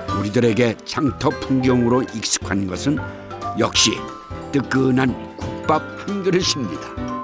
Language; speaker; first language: Korean; native; Korean